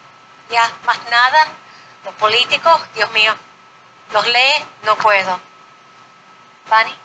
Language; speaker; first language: Spanish; non-native, fluent; English